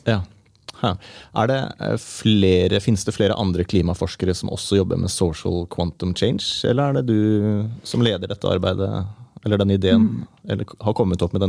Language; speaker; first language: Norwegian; native; Norwegian